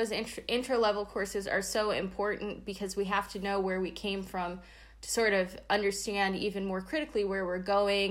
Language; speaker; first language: English; native; English